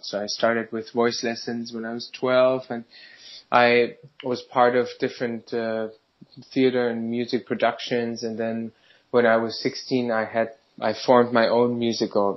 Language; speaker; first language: English; non-native, fluent; German